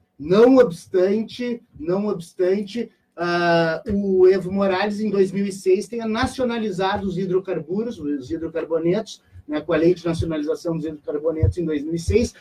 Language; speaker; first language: Portuguese; native; Portuguese